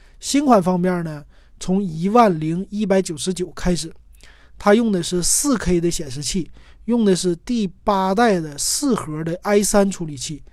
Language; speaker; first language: Chinese; native; Chinese